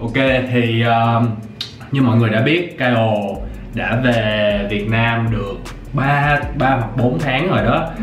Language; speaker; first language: Vietnamese; early bilingual, heritage; Vietnamese